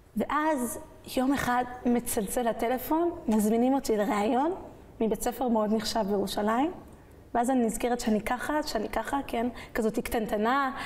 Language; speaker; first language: Hebrew; early bilingual, other home language; French